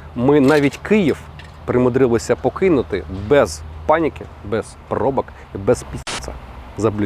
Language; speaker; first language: Ukrainian; non-native, local second language; Russian